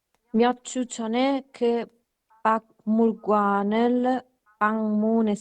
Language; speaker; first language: Korean; non-native, learner; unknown